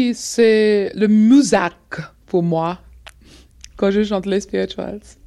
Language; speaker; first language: French; non-native, fluent; English